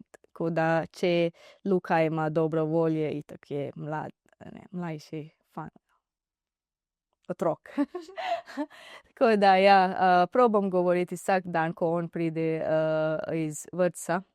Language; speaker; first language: Slovenian; non-native, learner; Divehi